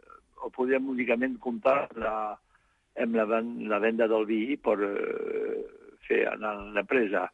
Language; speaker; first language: Catalan; non-native, fluent; French